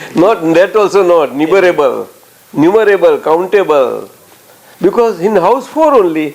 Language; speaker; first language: English; non-native, local second language; Gujarati